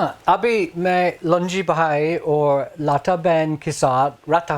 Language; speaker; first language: Hindi; non-native, learner; English